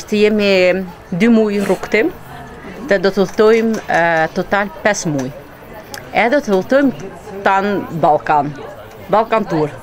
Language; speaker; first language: Albanian; early bilingual, heritage; Albanian